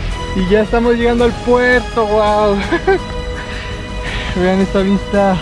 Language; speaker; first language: Spanish; native; Spanish